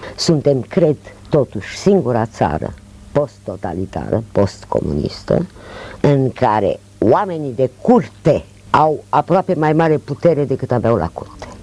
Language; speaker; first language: Romanian; native; Romanian